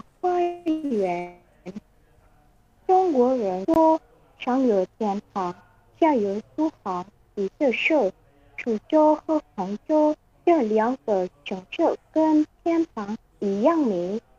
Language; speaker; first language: Chinese; non-native, learner; Indonesian